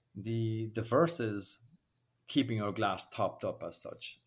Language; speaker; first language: English; native; English